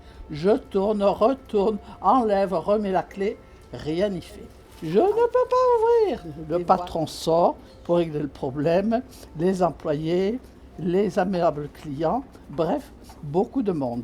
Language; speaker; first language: French; native; French